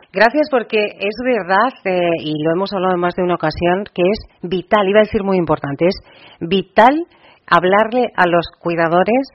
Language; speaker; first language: Spanish; native; Spanish